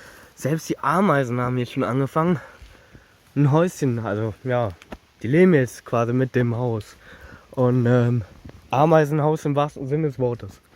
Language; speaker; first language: German; native; German